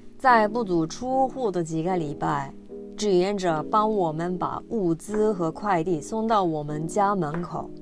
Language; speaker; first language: Chinese; non-native, fluent; Japanese